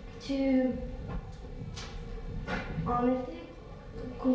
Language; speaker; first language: French; non-native, learner; Russian